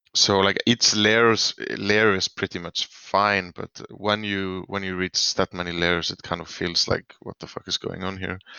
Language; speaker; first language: English; non-native, fluent; Swedish